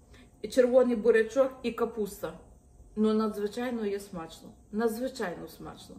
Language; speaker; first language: Ukrainian; native; Ukrainian